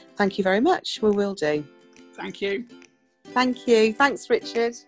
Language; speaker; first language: English; native; English